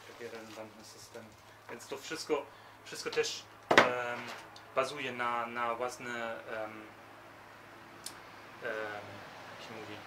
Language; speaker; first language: Polish; early bilingual, heritage; Polish